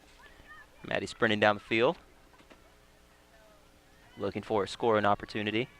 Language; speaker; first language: English; native; English